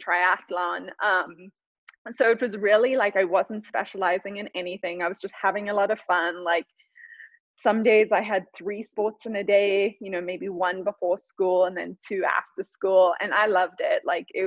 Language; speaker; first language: English; native; English